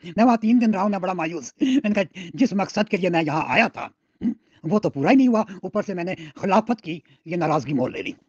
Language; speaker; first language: Urdu; non-native, local second language; Punjabi